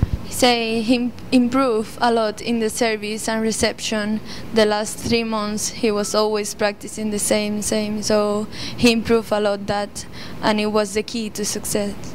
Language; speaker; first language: English; non-native, fluent; Spanish